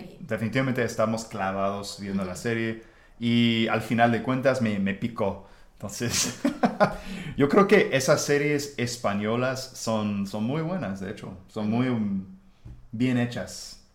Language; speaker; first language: Spanish; non-native, fluent; English